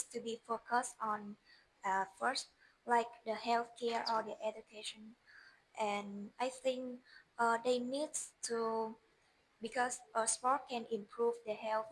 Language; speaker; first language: English; non-native, learner; Vietnamese